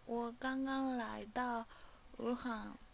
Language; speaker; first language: Chinese; non-native, learner; Japanese